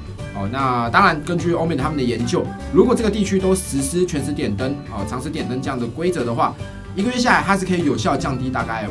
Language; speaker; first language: Chinese; native; Chinese